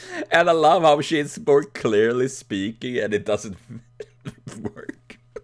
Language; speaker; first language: English; non-native, fluent; Swedish